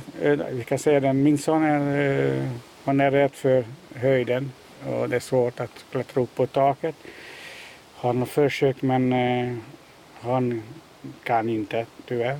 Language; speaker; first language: Swedish; non-native, fluent; Hungarian